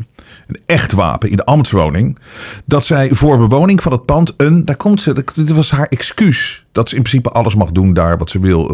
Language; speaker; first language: Dutch; native; Dutch